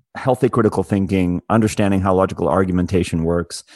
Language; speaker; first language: English; native; English